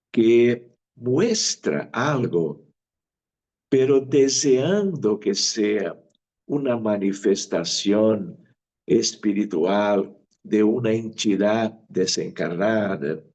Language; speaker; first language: Spanish; non-native, fluent; Portuguese